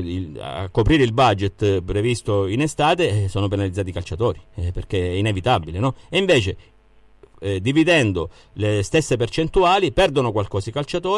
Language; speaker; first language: Italian; native; Italian